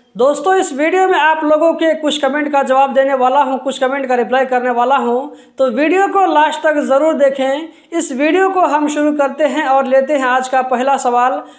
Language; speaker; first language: Hindi; native; Hindi